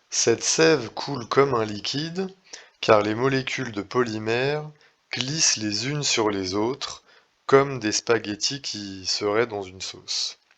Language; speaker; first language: French; native; French